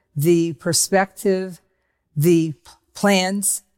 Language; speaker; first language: English; native; English